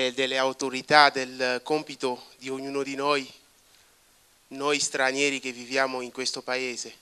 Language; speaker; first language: Italian; non-native, fluent; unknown